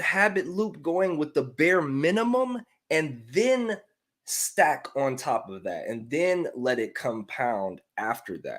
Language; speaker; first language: English; native; English